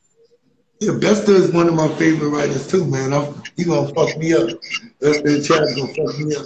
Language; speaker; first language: English; native; English